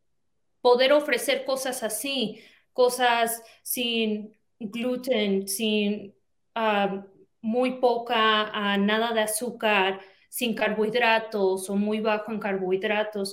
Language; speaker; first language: Spanish; early bilingual, heritage; Spanish